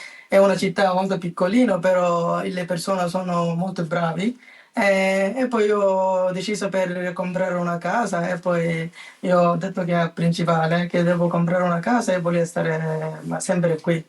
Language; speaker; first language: Italian; non-native, learner; Bangla